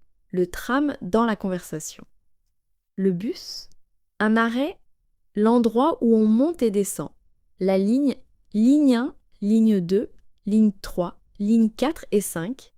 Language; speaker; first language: French; native; French